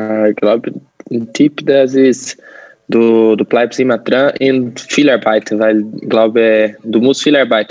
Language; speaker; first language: German; non-native, learner; Portuguese